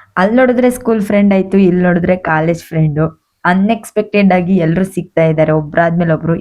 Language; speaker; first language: Kannada; non-native, local second language; Lambadi